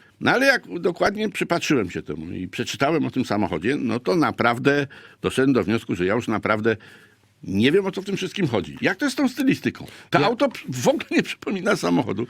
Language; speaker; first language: Polish; native; Polish